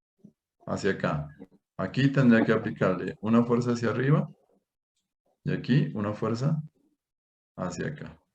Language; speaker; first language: Spanish; native; Spanish